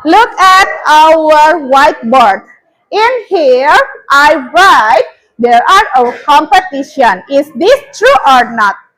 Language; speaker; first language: English; non-native, learner; Indonesian